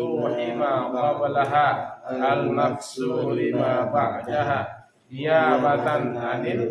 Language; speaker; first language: Arabic; non-native, fluent; Indonesian